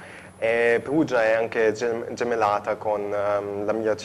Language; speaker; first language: Italian; non-native, fluent; German